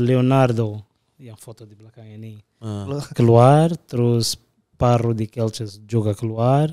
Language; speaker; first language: Indonesian; non-native, fluent; Portuguese